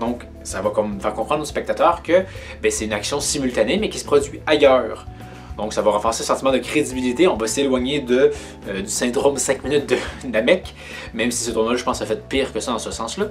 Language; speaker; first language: French; native; French